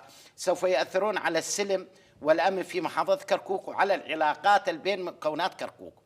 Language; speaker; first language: Arabic; native; Arabic